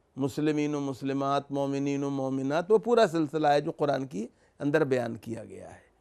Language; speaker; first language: Urdu; native; Urdu